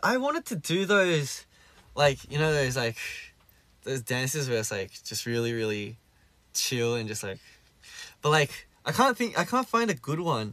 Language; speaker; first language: English; early bilingual, other home language; Korean